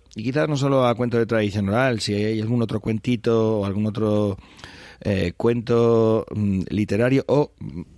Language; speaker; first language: Spanish; native; Spanish